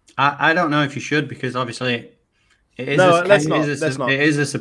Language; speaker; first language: English; native; English